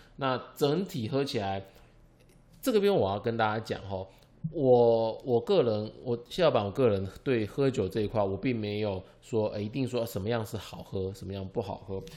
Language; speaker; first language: Chinese; native; Chinese